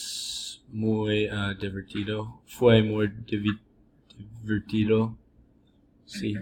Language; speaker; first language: Spanish; non-native, learner; English